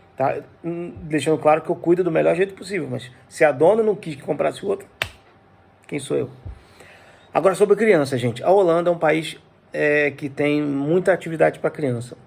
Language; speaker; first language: Portuguese; native; Portuguese